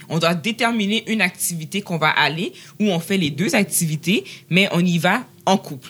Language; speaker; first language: French; native; French